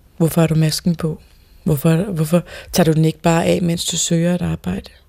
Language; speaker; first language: Danish; native; Danish